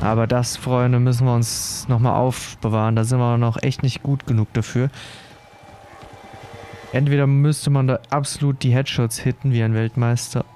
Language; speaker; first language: German; native; German